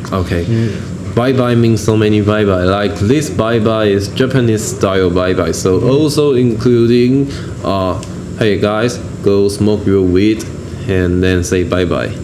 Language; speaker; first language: English; non-native, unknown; Chinese